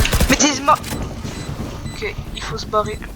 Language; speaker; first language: French; native; French